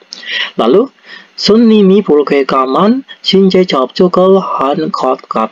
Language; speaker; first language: Korean; non-native, learner; Indonesian